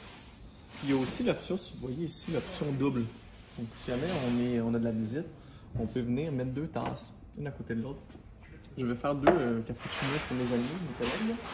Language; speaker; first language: French; native; French